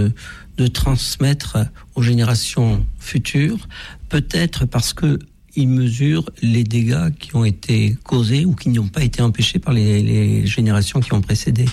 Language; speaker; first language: French; native; French